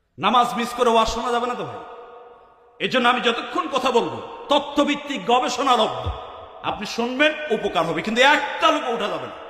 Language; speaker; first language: Bangla; native; Bangla